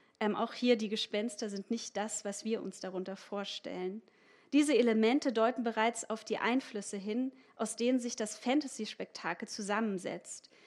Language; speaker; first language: German; native; German